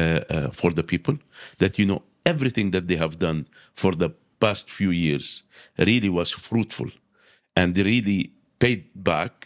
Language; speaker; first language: English; non-native, local second language; Arabic